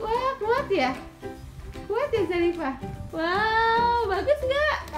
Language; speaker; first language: Indonesian; native; Indonesian